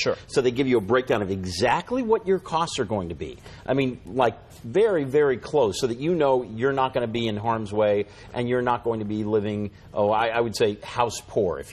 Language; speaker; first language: English; native; English